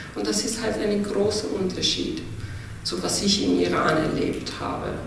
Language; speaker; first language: German; non-native, fluent; Persian